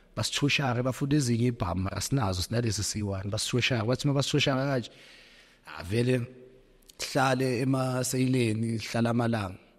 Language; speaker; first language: Zulu; native; Zulu